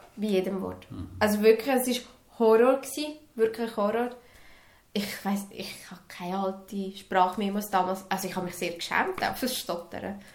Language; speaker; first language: German; early bilingual, other home language; Serbian